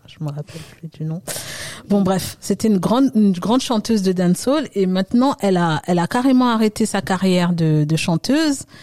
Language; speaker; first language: French; early bilingual, other home language; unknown